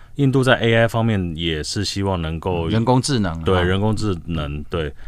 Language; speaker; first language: Chinese; native; Chinese